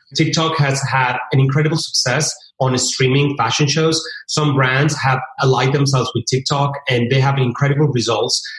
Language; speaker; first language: English; early bilingual, other home language; Spanish